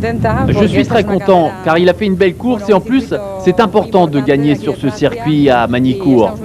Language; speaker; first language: French; native; French